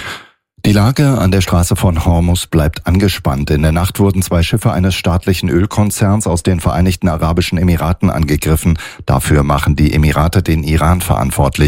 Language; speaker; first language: German; native; German